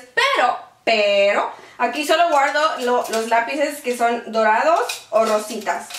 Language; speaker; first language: Spanish; early bilingual, heritage; Spanish